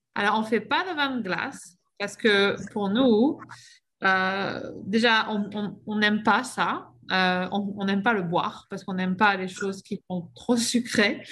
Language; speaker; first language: French; native; French